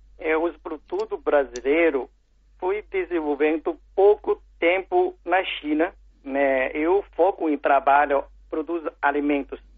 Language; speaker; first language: Portuguese; non-native, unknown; Chinese